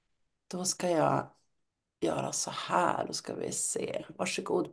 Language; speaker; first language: Swedish; native; Swedish